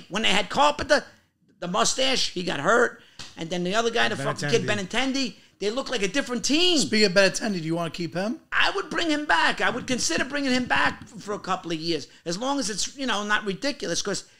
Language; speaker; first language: English; native; English